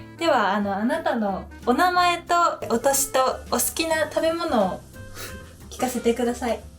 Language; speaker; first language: Japanese; native; Japanese